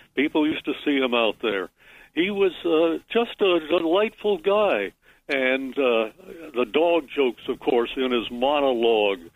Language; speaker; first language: English; native; English